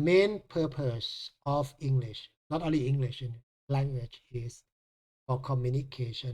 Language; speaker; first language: English; non-native, fluent; Thai